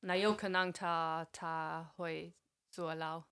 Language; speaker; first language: Chinese; non-native, fluent; English